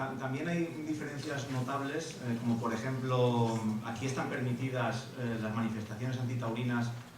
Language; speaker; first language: Spanish; native; Spanish